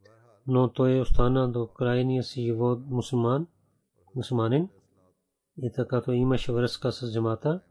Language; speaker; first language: Bulgarian; non-native, learner; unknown